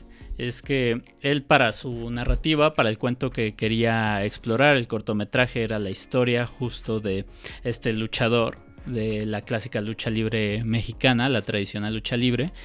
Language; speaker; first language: Spanish; native; Spanish